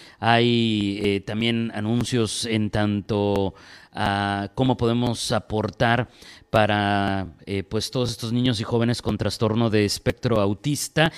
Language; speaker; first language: Spanish; native; Spanish